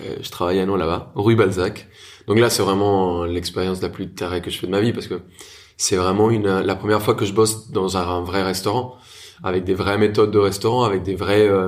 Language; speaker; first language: French; non-native, fluent; Spanish